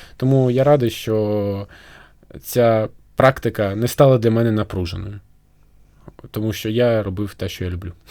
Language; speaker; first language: Ukrainian; non-native, local second language; Russian